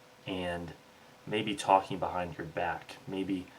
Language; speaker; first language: English; native; English